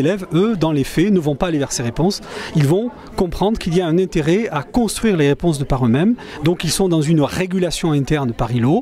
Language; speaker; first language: French; native; French